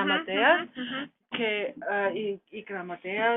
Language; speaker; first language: Greek; non-native, learner; German